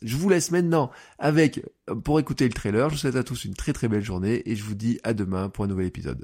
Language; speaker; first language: French; native; French